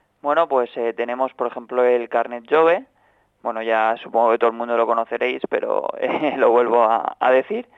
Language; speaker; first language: Spanish; native; Spanish